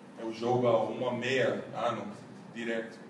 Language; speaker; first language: Portuguese; non-native, learner; English